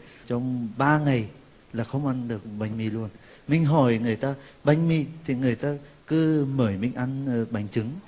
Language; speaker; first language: Vietnamese; non-native, fluent; Turkish